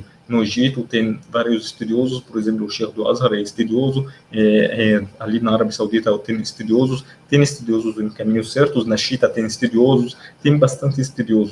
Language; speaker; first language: Portuguese; non-native, learner; Arabic